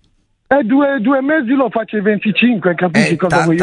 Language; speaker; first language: Italian; early bilingual, other home language; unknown